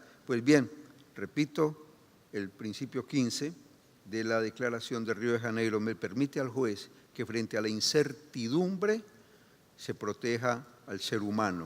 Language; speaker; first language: Spanish; native; Spanish